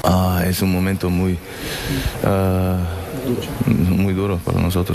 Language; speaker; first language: Spanish; non-native, fluent; German